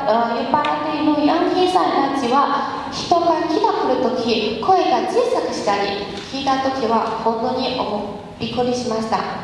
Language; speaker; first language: Japanese; non-native, learner; Chinese